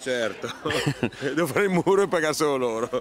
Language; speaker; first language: Italian; native; Italian